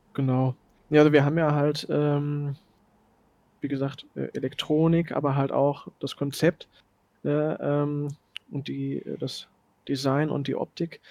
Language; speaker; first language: German; native; German